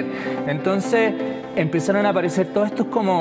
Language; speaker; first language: Spanish; native; Spanish